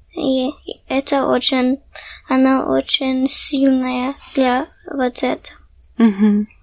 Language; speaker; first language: Russian; early bilingual, heritage; Russian